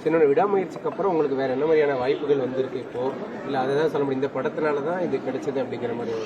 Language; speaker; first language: Tamil; native; Tamil